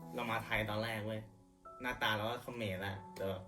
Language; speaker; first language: Thai; early bilingual, other home language; English